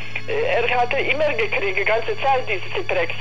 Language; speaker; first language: German; non-native, learner; Polish